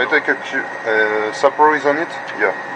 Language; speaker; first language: English; non-native, learner; French